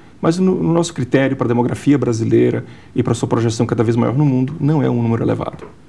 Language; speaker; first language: Portuguese; native; Portuguese